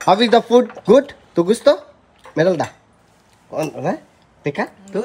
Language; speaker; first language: Spanish; non-native, learner; Telugu